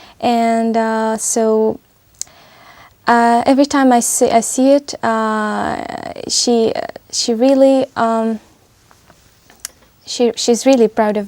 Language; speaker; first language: English; non-native, fluent; Arabic